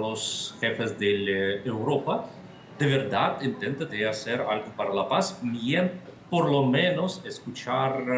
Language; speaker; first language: Spanish; non-native, fluent; Russian